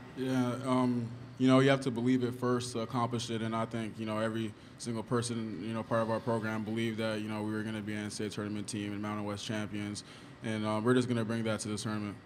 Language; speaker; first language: English; native; English